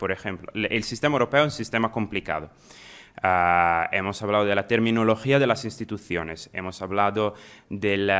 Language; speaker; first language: Spanish; non-native, fluent; Italian